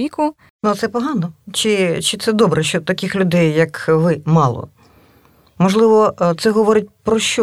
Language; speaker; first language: Ukrainian; native; Ukrainian